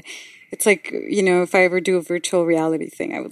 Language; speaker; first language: English; non-native, fluent; Spanish